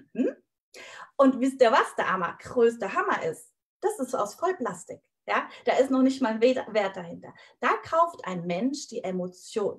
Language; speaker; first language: German; native; German